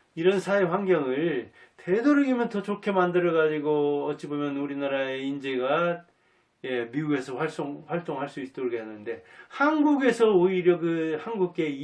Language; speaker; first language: Korean; native; Korean